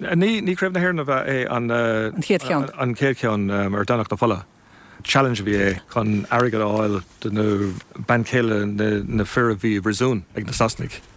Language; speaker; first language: Irish; non-native, local second language; English